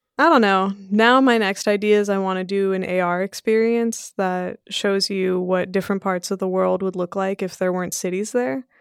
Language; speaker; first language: English; early bilingual, other home language; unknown